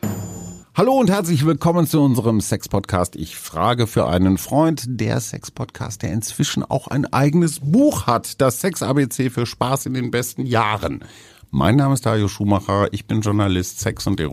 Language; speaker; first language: German; native; German